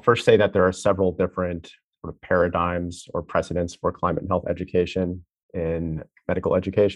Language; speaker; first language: English; native; English